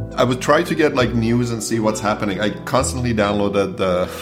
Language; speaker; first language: English; native; English